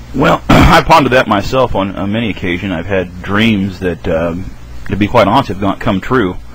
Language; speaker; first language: English; native; English